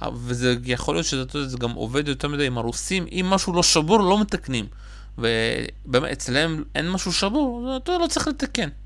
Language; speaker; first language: Hebrew; early bilingual, other home language; Russian